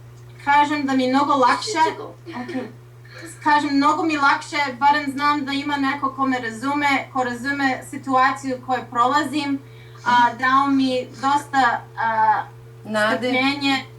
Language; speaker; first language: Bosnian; early bilingual, heritage; Serbian